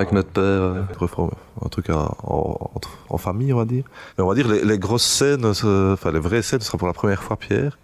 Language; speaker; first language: French; native; French